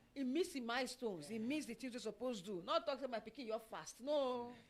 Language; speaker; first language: Nigerian Pidgin; non-native, local second language; Yoruba